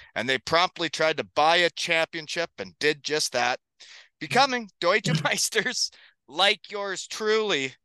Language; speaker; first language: English; native; English